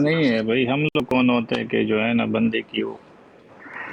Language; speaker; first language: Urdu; non-native, local second language; Pashto